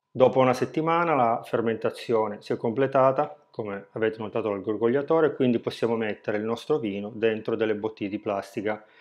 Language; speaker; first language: Italian; native; Italian